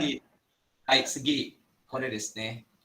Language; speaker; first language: Japanese; non-native, fluent; Malay